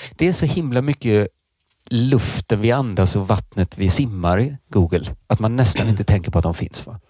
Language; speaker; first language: Swedish; native; Swedish